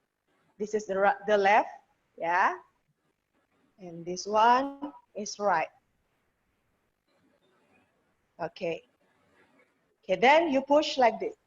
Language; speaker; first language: English; non-native, learner; Indonesian